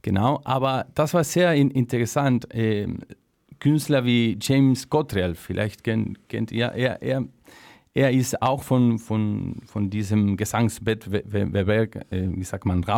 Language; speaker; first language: German; non-native, fluent; Spanish